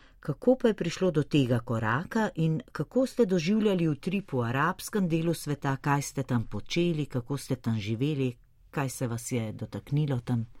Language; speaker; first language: Slovenian; native; Slovenian